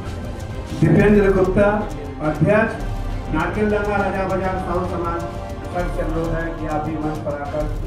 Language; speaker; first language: Hindi; native; Hindi